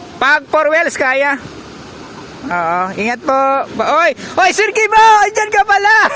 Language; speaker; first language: Filipino; non-native, local second language; Hiligaynon